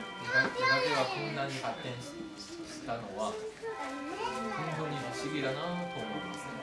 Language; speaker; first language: Japanese; non-native, fluent; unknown